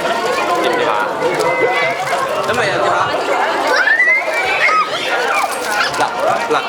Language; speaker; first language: Cantonese; native; Cantonese